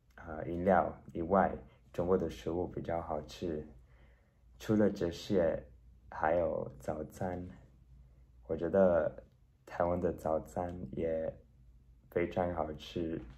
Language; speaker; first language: Chinese; non-native, learner; Spanish